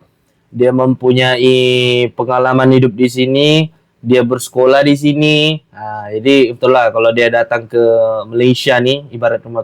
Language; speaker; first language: Malay; native; Malay